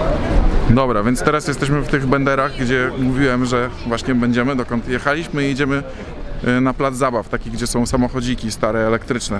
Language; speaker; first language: Polish; native; Polish